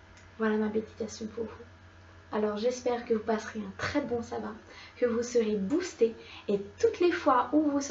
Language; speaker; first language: French; native; French